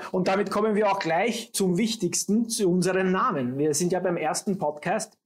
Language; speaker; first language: German; early bilingual, other home language; English